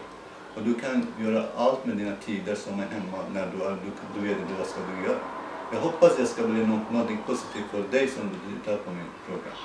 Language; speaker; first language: Swedish; non-native, learner; Persian